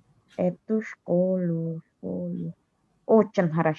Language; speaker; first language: Russian; non-native, fluent; Indonesian